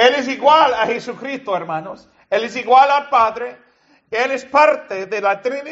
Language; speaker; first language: Spanish; non-native, fluent; English